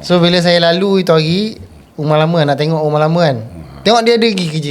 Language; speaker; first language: Malay; native; Malay